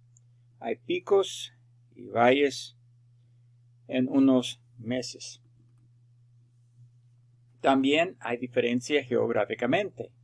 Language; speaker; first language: Spanish; non-native, fluent; English